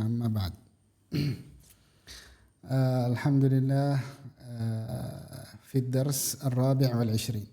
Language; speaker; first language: Arabic; non-native, fluent; Indonesian